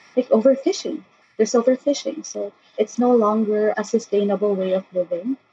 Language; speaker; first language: English; non-native, local second language; Chavacano